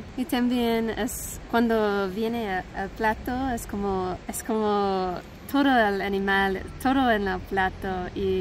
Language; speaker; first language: Spanish; non-native, learner; English